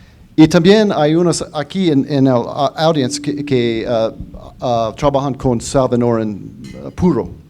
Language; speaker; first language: Spanish; non-native, fluent; English